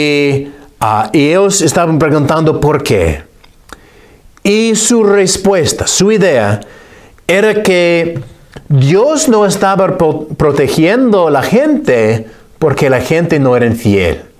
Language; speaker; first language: Spanish; non-native, fluent; English